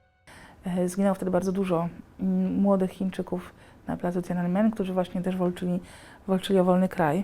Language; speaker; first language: Polish; native; Polish